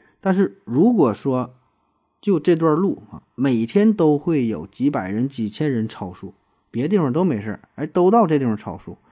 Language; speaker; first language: Chinese; native; Chinese